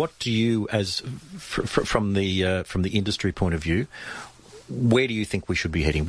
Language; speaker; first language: English; native; English